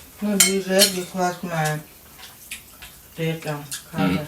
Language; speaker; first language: English; non-native, learner; Thai